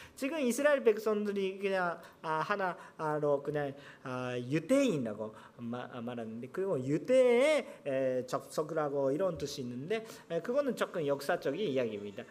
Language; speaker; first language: Korean; non-native, fluent; Japanese